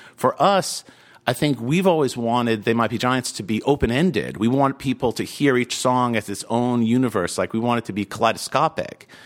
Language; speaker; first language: English; native; English